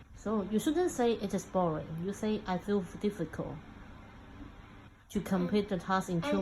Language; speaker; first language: English; non-native, local second language; Cantonese